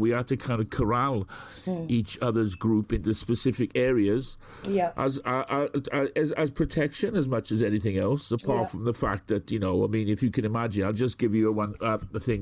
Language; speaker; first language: English; native; English